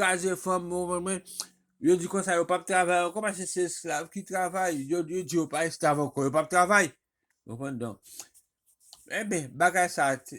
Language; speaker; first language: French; non-native, local second language; Haitian Creole